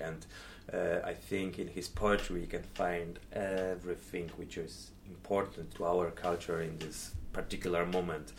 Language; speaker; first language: English; non-native, fluent; Polish